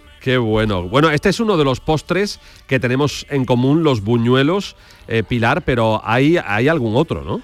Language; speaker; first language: Spanish; native; Spanish